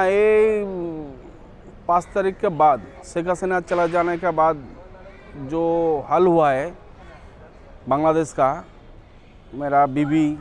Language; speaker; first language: Hindi; non-native, local second language; Bangla